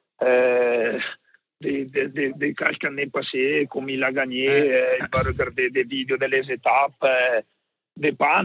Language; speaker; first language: French; non-native, learner; Italian